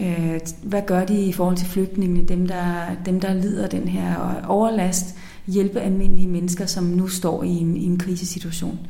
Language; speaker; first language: Danish; native; Danish